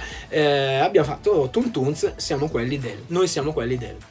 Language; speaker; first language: Italian; native; Italian